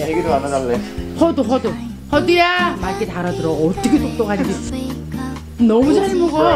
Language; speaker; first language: Korean; native; Korean